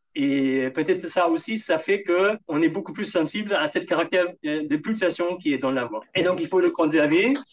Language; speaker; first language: French; non-native, fluent; German